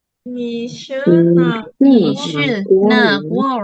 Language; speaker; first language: Chinese; non-native, learner; Indonesian